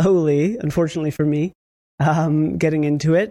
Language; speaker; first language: English; native; English